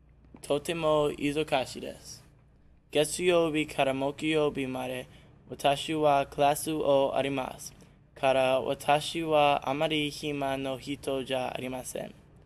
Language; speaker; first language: Japanese; non-native, learner; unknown